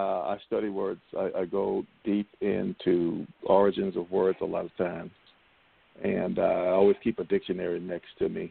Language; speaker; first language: English; native; English